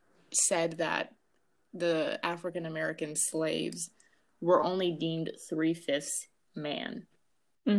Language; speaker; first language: English; early bilingual, other home language; Amharic